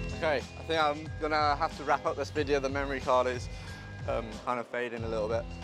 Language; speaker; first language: English; native; English